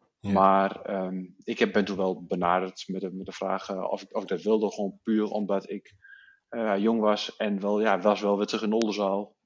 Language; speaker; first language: Dutch; native; Dutch